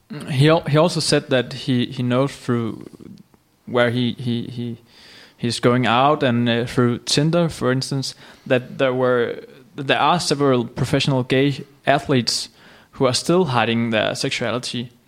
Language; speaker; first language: English; non-native, fluent; Danish